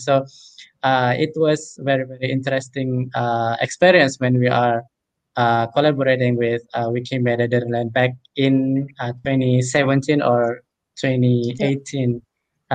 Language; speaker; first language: English; non-native, fluent; Indonesian